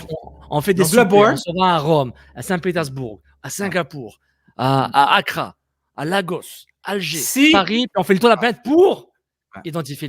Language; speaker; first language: French; native; French